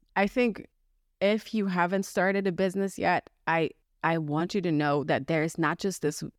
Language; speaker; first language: English; non-native, fluent; German